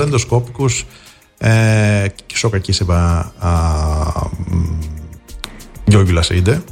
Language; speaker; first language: Hungarian; non-native, fluent; Greek